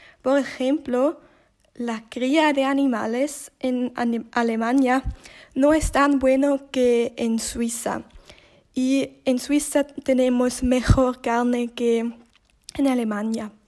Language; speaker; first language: Spanish; non-native, learner; Swiss German